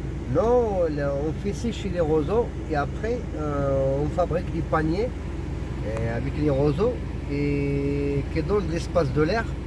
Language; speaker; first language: French; non-native, local second language; Arabic